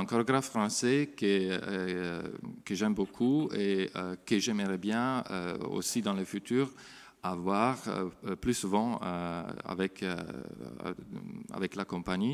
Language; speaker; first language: French; non-native, fluent; Italian